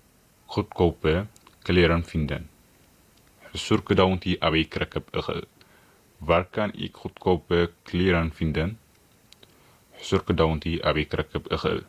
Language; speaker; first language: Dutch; non-native, fluent; Tigrinya